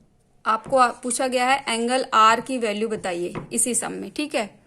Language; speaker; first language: Hindi; native; Hindi